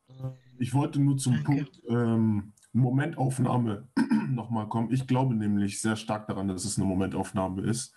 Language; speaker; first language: German; non-native, fluent; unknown